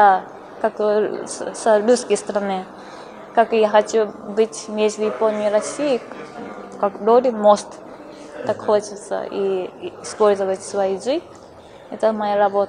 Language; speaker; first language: Russian; non-native, fluent; Japanese